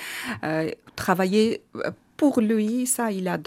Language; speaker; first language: French; non-native, learner; Armenian